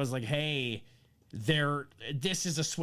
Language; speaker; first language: English; native; English